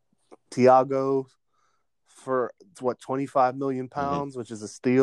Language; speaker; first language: English; native; English